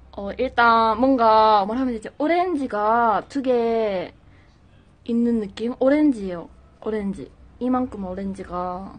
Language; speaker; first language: Korean; non-native, fluent; Japanese